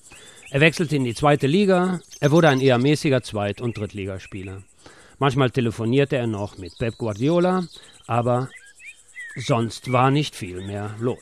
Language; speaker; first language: German; native; German